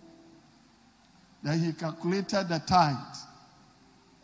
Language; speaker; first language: English; non-native, local second language; Akan